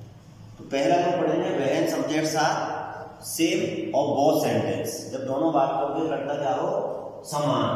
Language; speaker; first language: Hindi; native; Hindi